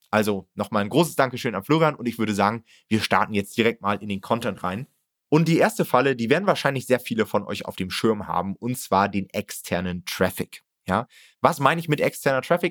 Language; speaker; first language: German; native; German